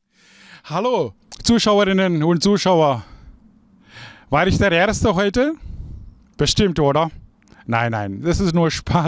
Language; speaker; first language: German; non-native, fluent; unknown